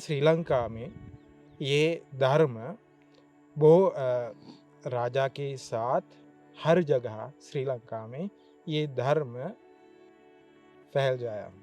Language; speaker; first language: Hindi; non-native, learner; Sinhala